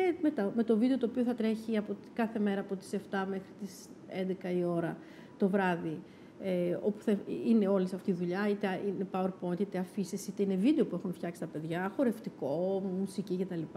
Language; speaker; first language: Greek; native; Greek